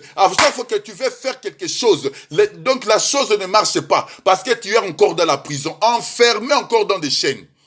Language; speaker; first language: French; non-native, local second language; Lingala